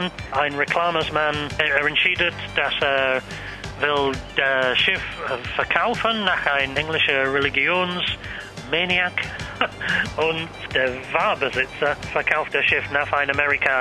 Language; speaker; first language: German; non-native, learner; English